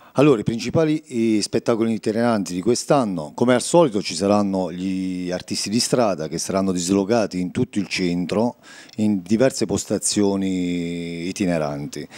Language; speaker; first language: Italian; native; Italian